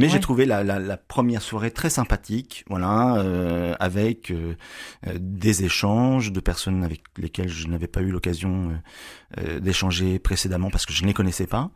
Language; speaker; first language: French; native; French